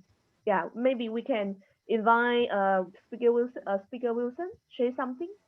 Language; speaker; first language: English; non-native, learner; Chinese